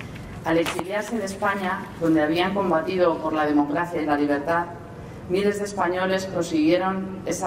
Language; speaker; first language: Spanish; native; Spanish